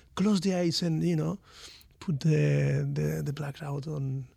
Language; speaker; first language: English; non-native, fluent; Spanish